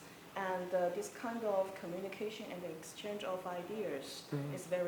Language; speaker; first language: English; non-native, fluent; Chinese